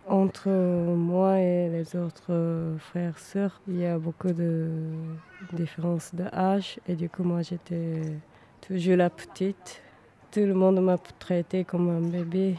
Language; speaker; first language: French; non-native, learner; Japanese